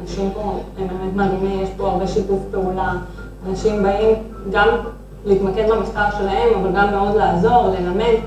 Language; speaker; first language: Hebrew; non-native, local second language; Arabic